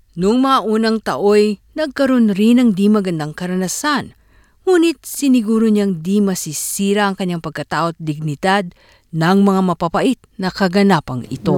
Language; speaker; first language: Filipino; native; Filipino